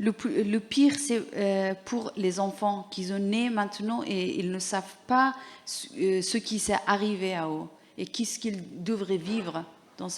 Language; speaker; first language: French; non-native, learner; Persian